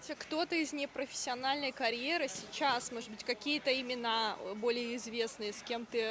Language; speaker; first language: Russian; native; Russian